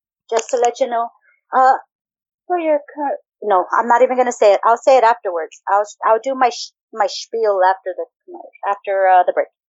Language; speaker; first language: English; early bilingual, other home language; Spanish